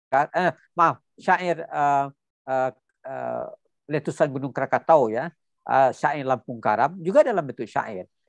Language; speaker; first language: Indonesian; non-native, local second language; Minangkabau